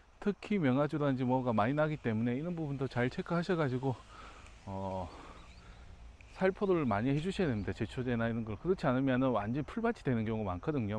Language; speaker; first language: Korean; native; Korean